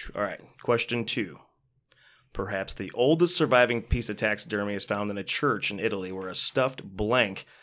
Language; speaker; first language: English; native; English